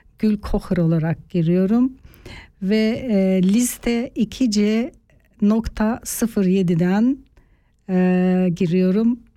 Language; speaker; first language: Turkish; native; Turkish